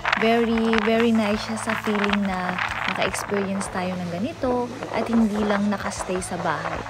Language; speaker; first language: Filipino; native; Filipino